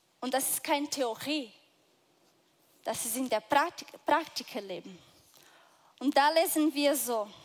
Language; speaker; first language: German; non-native, fluent; Portuguese